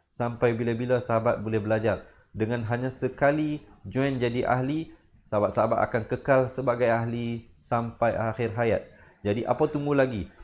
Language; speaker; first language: Malay; native; Malay